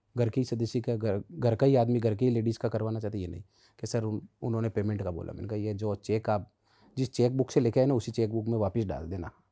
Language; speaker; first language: Hindi; native; Hindi